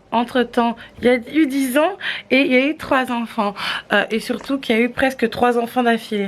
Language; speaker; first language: French; native; French